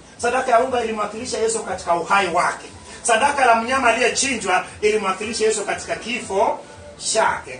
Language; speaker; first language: Swahili; non-native, local second language; Luo (Kenya and Tanzania)